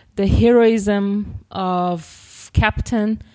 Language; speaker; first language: English; non-native, fluent; Persian